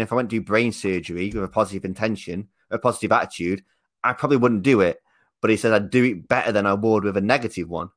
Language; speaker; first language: English; native; English